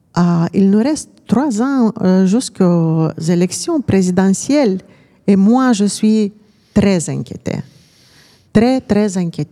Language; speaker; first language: French; non-native, fluent; Romanian